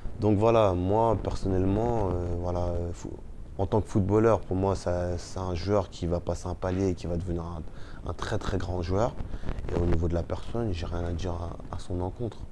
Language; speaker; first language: French; early bilingual, other home language; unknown